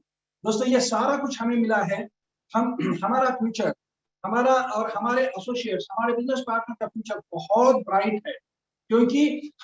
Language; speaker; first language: Hindi; native; Hindi